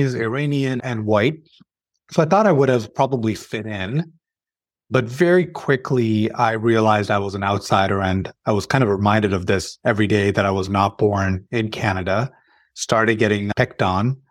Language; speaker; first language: English; early bilingual, other home language; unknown